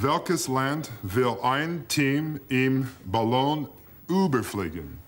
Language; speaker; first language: German; non-native, learner; English